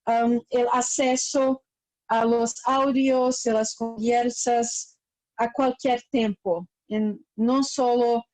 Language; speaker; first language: Spanish; non-native, learner; Portuguese